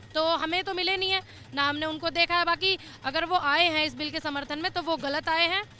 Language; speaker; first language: Hindi; native; Hindi